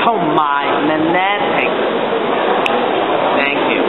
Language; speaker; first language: Cantonese; native; Cantonese